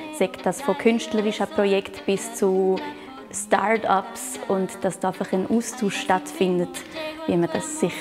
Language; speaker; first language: German; native; German